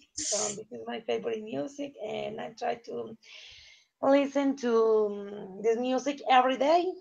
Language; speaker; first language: English; non-native, learner; Spanish